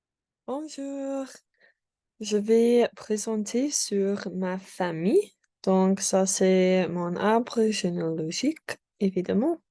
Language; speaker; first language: French; non-native, learner; English